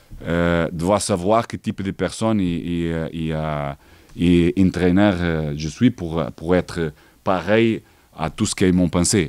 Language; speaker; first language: French; non-native, learner; Portuguese